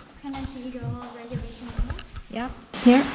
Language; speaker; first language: English; non-native, learner; Korean